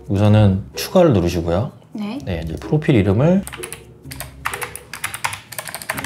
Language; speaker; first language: Korean; native; Korean